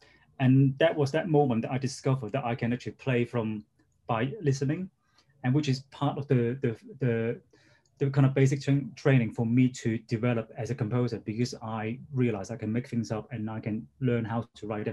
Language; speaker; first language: English; non-native, local second language; Cantonese